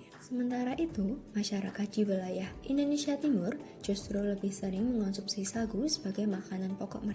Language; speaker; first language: Indonesian; native; Indonesian